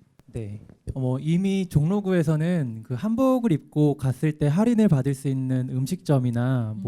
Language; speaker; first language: Korean; native; Korean